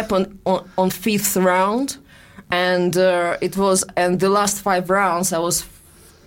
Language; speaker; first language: English; non-native, fluent; Russian